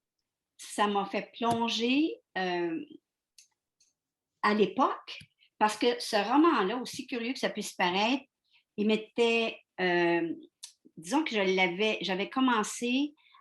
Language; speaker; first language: French; native; French